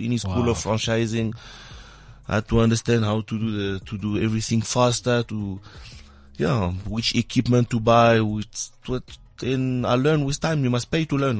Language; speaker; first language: English; non-native, fluent; French